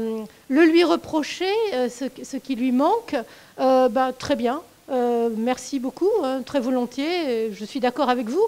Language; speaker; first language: French; native; French